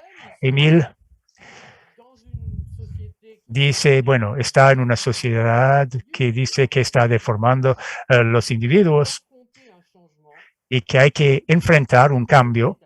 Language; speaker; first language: Spanish; non-native, fluent; French